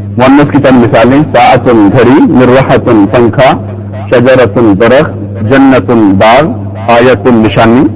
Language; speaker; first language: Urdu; non-native, local second language; Punjabi